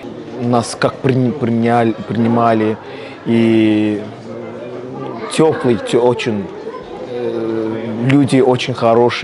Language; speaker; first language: Russian; non-native, fluent; Azerbaijani